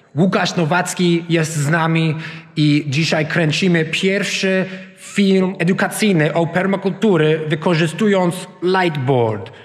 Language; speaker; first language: Polish; non-native, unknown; English